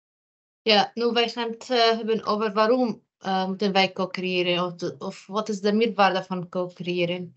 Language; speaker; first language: Dutch; non-native, fluent; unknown